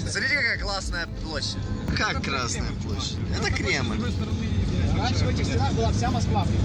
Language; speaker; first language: Russian; native; Russian